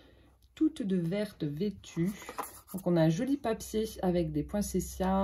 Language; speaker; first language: French; native; French